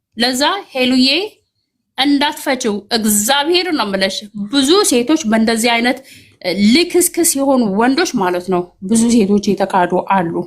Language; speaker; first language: Amharic; native; Amharic